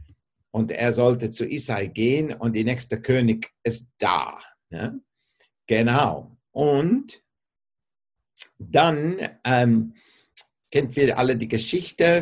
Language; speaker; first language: German; non-native, fluent; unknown